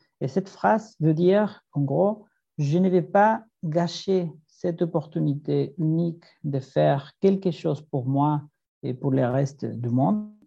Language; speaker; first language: French; non-native, fluent; Spanish